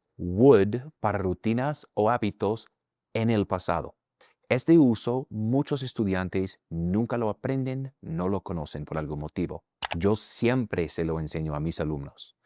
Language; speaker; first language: Spanish; non-native, fluent; English